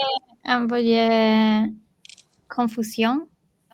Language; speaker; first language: French; non-native, learner; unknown